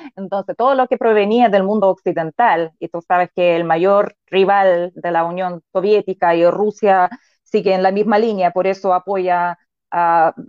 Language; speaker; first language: Spanish; non-native, fluent; Russian